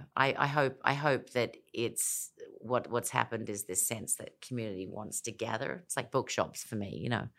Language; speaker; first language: English; native; English